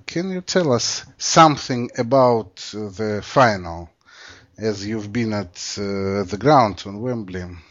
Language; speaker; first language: English; non-native, fluent; Russian